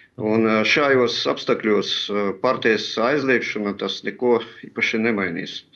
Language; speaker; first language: Latvian; non-native, local second language; Russian